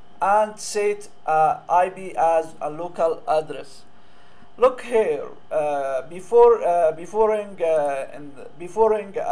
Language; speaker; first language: English; non-native, learner; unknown